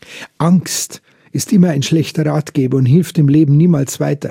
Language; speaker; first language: German; native; German